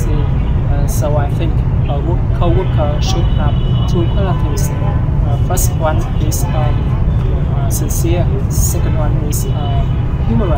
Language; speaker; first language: English; non-native, learner; Vietnamese